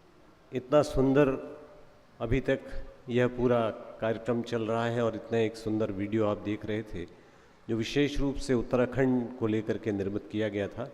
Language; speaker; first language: Hindi; native; Hindi